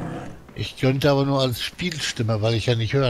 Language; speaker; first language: German; native; German